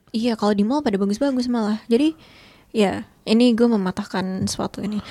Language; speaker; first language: Indonesian; native; Indonesian